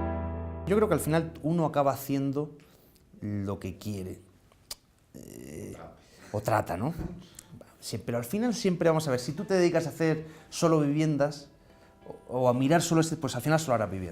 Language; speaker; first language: Spanish; native; Spanish